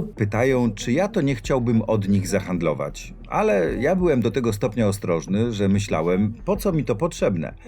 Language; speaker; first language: Polish; early bilingual, other home language; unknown